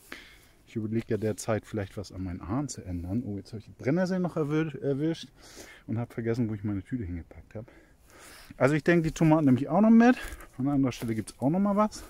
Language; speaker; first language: German; native; German